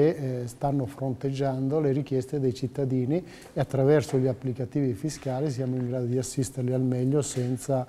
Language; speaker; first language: Italian; native; Italian